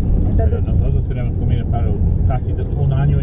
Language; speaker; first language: Spanish; non-native, learner; English